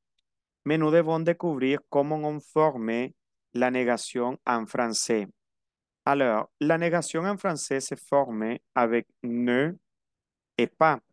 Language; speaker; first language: French; non-native, fluent; Spanish